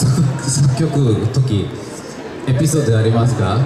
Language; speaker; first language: Japanese; non-native, learner; Korean